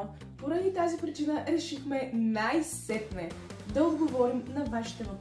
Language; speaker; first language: Bulgarian; native; Bulgarian